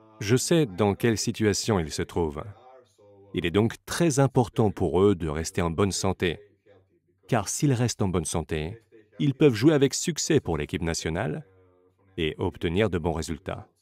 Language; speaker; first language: French; non-native, fluent; Slovenian